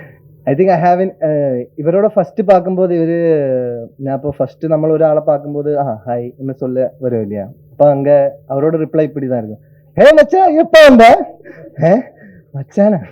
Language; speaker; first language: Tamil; non-native, learner; Malayalam